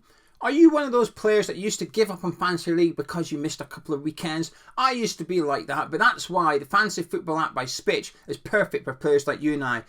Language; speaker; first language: English; native; English